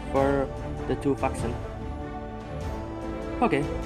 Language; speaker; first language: English; non-native, learner; Indonesian